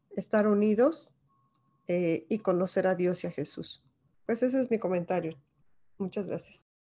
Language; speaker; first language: Spanish; native; Spanish